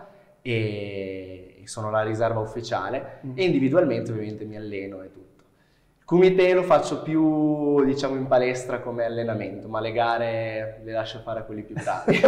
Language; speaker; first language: Italian; native; Italian